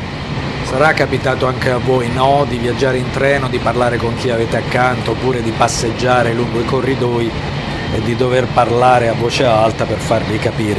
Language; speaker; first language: Italian; native; Italian